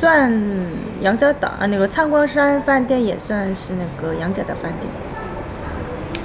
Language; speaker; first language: Chinese; non-native, fluent; Korean